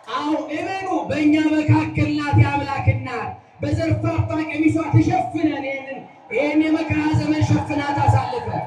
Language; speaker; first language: Amharic; native; Amharic